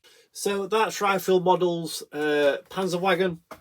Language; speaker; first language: English; native; English